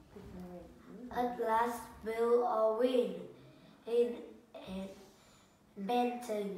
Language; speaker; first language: English; non-native, learner; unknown